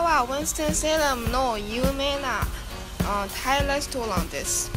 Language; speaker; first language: Japanese; non-native, learner; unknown